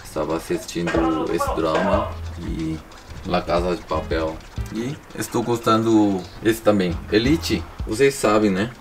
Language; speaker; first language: Portuguese; non-native, learner; Korean